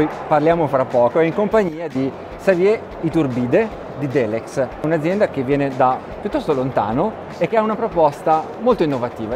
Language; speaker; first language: Italian; native; Italian